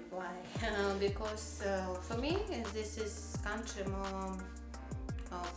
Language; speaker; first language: English; non-native, learner; Russian